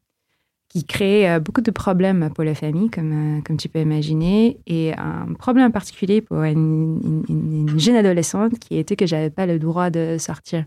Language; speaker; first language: French; non-native, fluent; Filipino